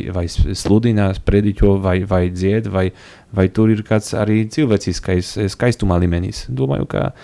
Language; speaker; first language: Latvian; non-native, fluent; Polish